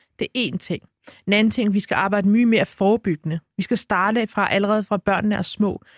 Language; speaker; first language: Danish; early bilingual, other home language; Arabic